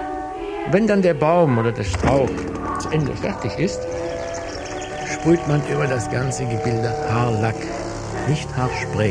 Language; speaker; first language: German; native; German